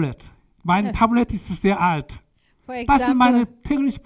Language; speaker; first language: German; non-native, learner; Korean